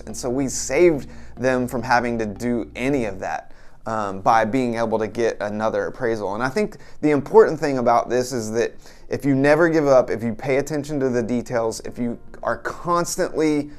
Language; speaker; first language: English; native; English